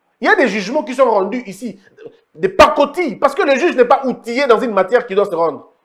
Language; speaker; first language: French; non-native, local second language; Lingala